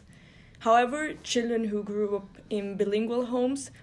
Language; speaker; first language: English; non-native, fluent; German